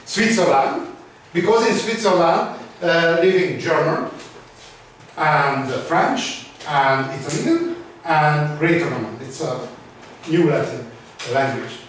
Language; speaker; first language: English; non-native, learner; Hungarian